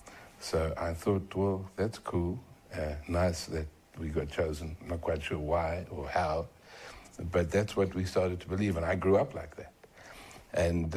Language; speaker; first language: English; native; English